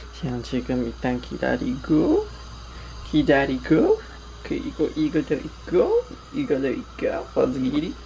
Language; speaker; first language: Korean; non-native, learner; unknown